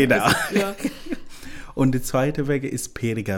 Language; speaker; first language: German; non-native, learner; Swahili